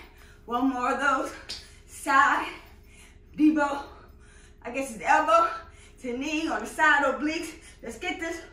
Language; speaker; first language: English; native; English